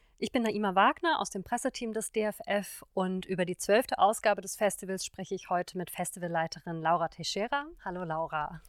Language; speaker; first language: German; native; German